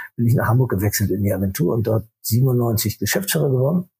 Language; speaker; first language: German; native; German